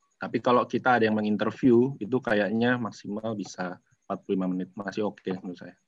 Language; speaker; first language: Indonesian; native; Indonesian